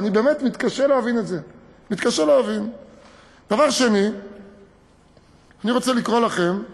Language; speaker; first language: Hebrew; native; Hebrew